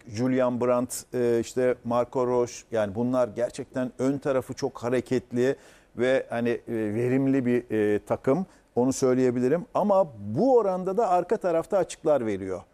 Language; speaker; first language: Turkish; native; Turkish